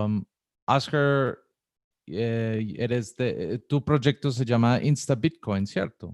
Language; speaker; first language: Spanish; non-native, fluent; English